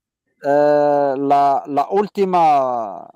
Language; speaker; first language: Spanish; non-native, learner; Arabic